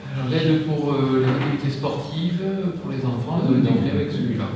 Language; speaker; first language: French; native; French